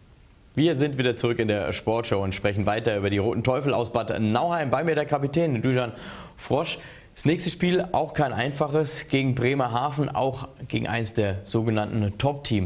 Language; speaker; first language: German; native; German